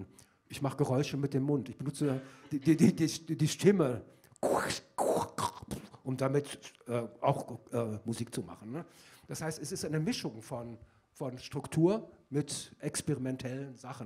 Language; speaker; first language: German; native; German